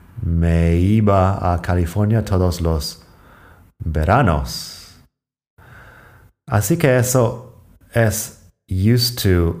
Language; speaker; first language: Spanish; non-native, fluent; English